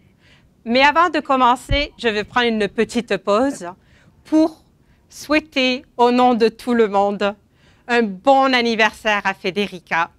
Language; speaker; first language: French; native; French